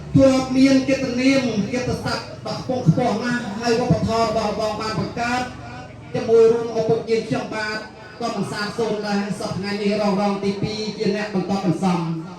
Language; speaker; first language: Khmer; native; Khmer